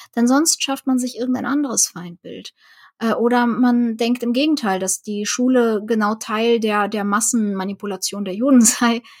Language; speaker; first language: German; early bilingual, other home language; Russian